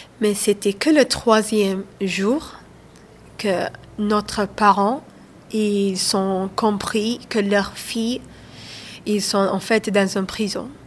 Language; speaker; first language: French; non-native, learner; Somali